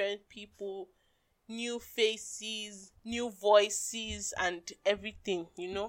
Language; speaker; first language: English; non-native, local second language; Yoruba